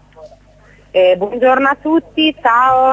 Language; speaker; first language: Italian; native; Italian